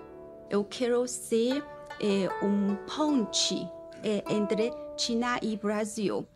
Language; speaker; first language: Portuguese; non-native, learner; Chinese